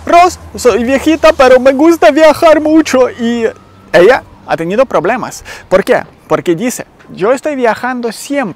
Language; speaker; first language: Spanish; non-native, learner; Ukrainian